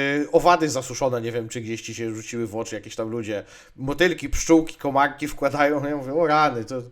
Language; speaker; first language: Polish; native; Polish